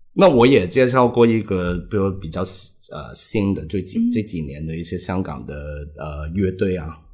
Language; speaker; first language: Chinese; non-native, local second language; Cantonese